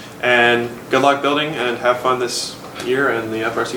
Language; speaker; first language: English; native; English